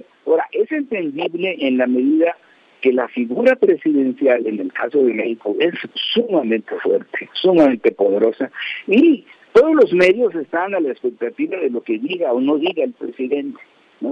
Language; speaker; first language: Spanish; native; Spanish